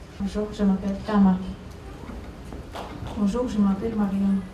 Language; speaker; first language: French; non-native, learner; Chechen